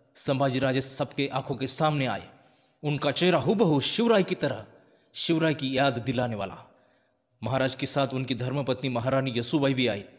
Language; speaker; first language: Hindi; non-native, local second language; Marathi